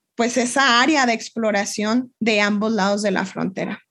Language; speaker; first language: Spanish; native; Spanish